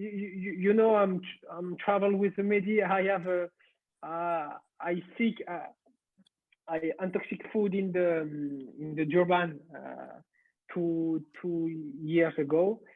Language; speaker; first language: English; non-native, learner; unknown